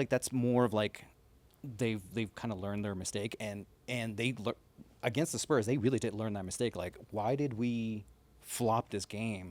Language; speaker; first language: English; native; English